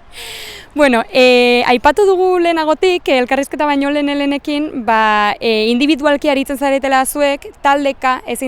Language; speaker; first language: Basque; native; Basque